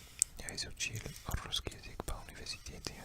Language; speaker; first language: Russian; non-native, learner; English